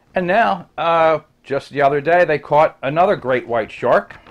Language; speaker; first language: English; native; English